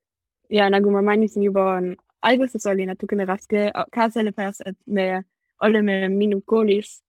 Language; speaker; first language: Estonian; non-native, learner; German